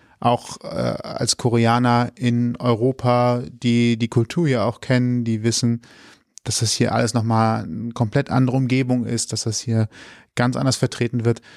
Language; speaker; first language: German; native; German